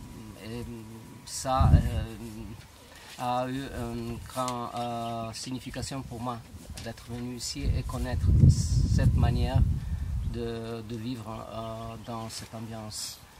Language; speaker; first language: French; non-native, fluent; Italian